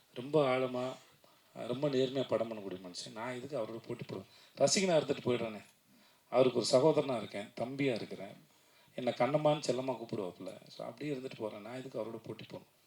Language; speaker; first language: Tamil; native; Tamil